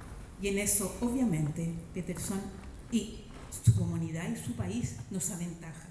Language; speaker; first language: Spanish; native; Spanish